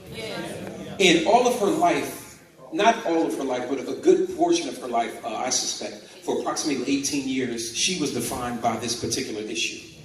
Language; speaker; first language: English; native; English